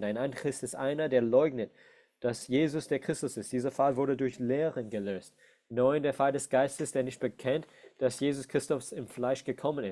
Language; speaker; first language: German; non-native, fluent; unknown